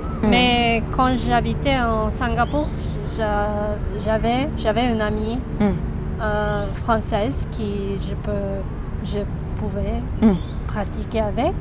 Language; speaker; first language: French; non-native, learner; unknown